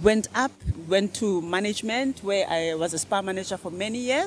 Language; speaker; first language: English; non-native, local second language; Xhosa